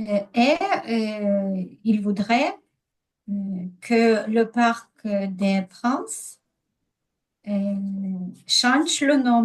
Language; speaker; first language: French; non-native, learner; Ukrainian